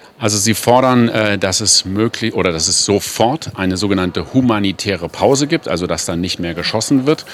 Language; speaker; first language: German; native; German